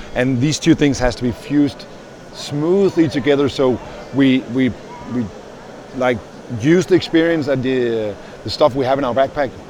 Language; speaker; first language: English; non-native, fluent; Danish